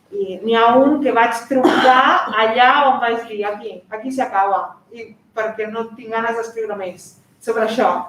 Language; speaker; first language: Catalan; non-native, fluent; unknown